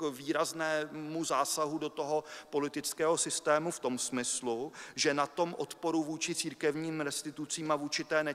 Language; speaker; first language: Czech; native; Czech